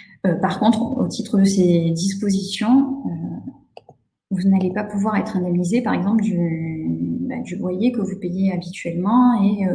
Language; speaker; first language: French; native; French